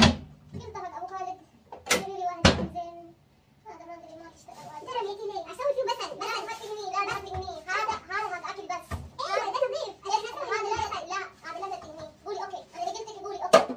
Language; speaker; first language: Arabic; non-native, learner; Oromo